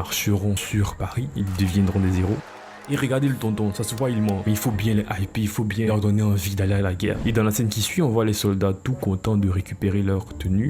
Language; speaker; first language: French; native; French